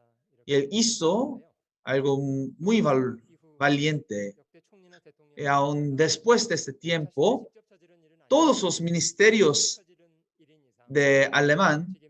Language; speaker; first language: Spanish; non-native, fluent; Korean